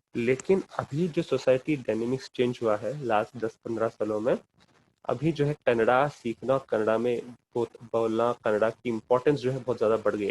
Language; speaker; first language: Urdu; non-native, local second language; Kannada